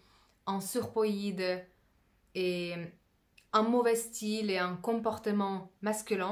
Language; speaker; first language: French; non-native, fluent; Russian